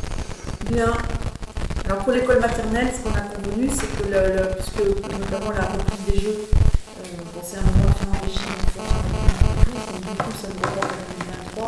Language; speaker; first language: French; native; French